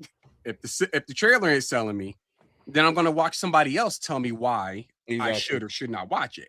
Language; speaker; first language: English; native; English